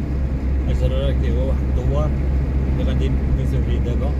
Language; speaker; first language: Arabic; native; Arabic